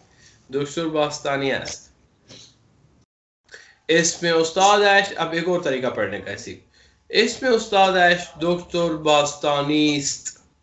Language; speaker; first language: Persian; non-native, fluent; Urdu